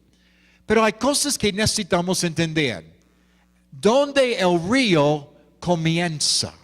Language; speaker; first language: Spanish; non-native, fluent; English